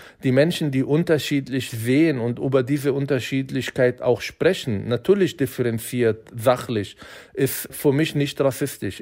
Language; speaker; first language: German; non-native, fluent; Arabic